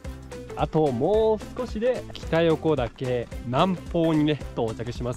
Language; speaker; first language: Japanese; native; Japanese